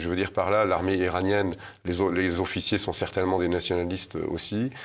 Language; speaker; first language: French; native; French